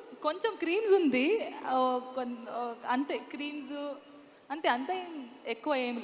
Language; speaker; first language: Telugu; non-native, learner; Kannada